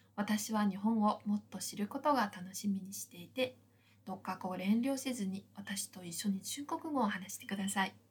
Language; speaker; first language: Japanese; non-native, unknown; Chinese